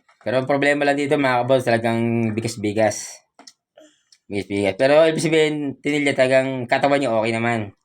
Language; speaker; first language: Filipino; native; Filipino